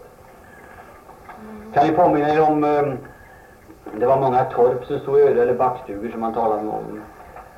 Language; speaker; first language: Swedish; native; Swedish